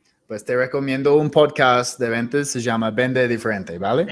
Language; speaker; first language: Spanish; non-native, fluent; English